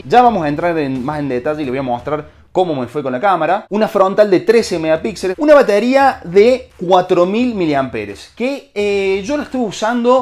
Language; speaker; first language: Spanish; native; Spanish